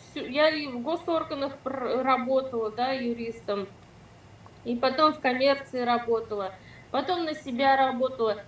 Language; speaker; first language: Russian; native; Russian